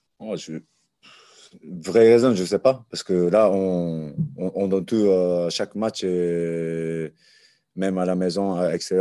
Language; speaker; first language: French; non-native, learner; Japanese